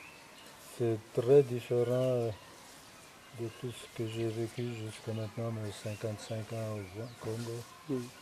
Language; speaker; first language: French; non-native, fluent; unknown